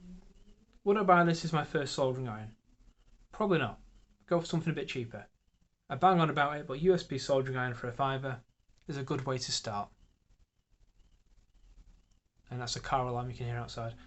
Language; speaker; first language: English; native; English